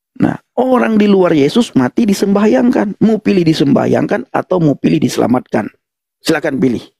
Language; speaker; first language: Indonesian; non-native, local second language; Achinese